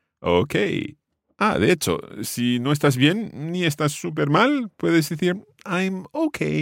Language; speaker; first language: Spanish; non-native, fluent; English